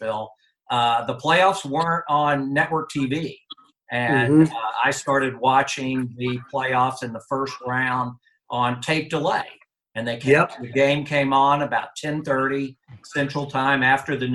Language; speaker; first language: English; native; English